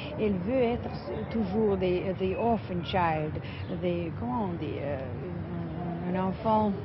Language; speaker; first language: French; non-native, fluent; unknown